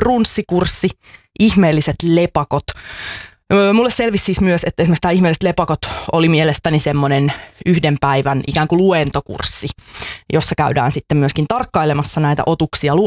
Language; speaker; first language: Finnish; native; Finnish